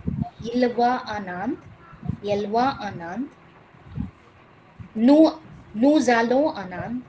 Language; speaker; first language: French; non-native, learner; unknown